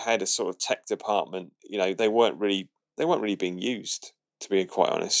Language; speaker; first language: English; native; English